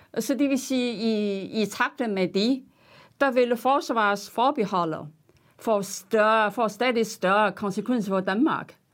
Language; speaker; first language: Danish; non-native, fluent; Chinese